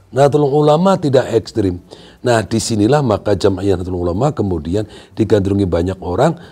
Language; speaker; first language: Indonesian; non-native, local second language; Sundanese